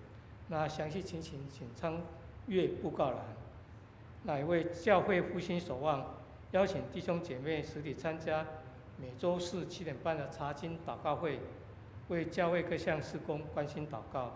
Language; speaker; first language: Chinese; native; Chinese